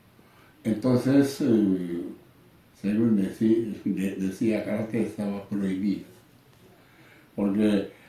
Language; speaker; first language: Spanish; non-native, learner; Japanese